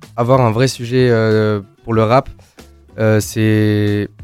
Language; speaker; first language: French; native; French